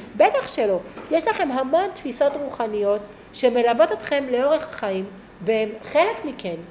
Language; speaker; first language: Hebrew; native; Hebrew